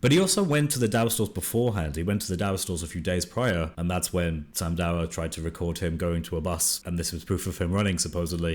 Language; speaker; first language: English; native; English